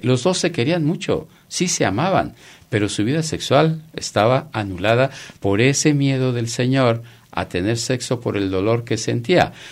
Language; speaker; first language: Spanish; native; Spanish